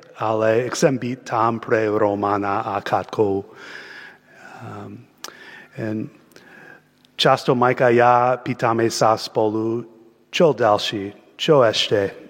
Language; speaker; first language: Slovak; non-native, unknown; English